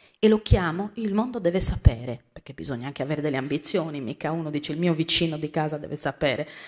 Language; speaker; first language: Italian; native; Italian